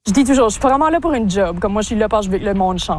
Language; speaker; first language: French; native; French